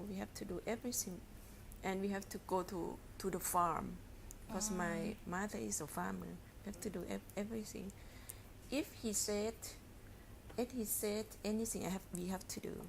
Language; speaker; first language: English; non-native, learner; Thai